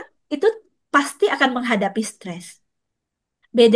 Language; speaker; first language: Indonesian; native; Indonesian